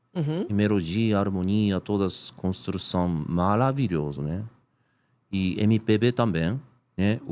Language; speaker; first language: Portuguese; non-native, learner; Japanese